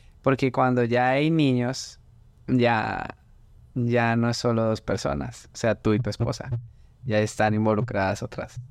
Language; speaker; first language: Spanish; native; Spanish